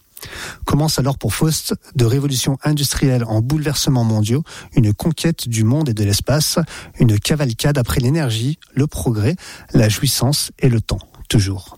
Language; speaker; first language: French; native; French